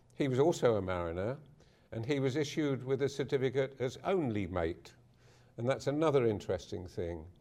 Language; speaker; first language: English; native; English